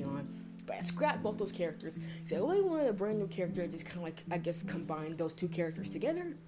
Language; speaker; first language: English; native; English